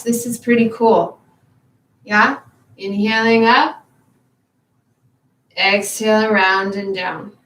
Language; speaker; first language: English; native; English